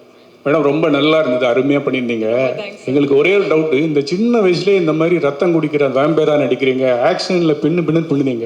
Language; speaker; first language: Tamil; native; Tamil